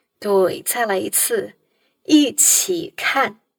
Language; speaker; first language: Chinese; non-native, fluent; Portuguese